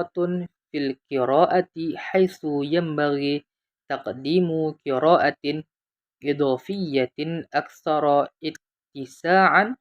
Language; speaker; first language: Arabic; non-native, fluent; Indonesian